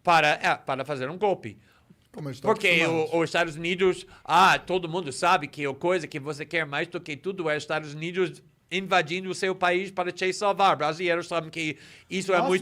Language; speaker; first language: Portuguese; non-native, fluent; English